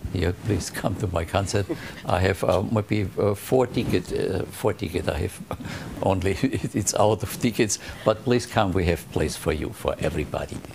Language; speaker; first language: English; non-native, learner; German